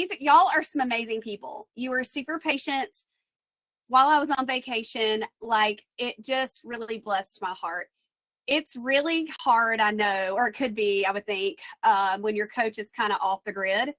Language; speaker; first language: English; native; English